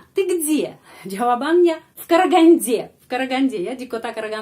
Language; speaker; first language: Indonesian; non-native, fluent; Russian